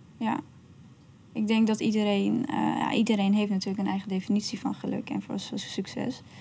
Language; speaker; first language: Dutch; early bilingual, other home language; Persian